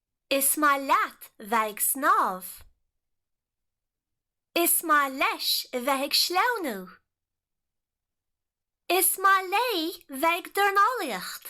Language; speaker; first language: Irish; non-native, local second language; English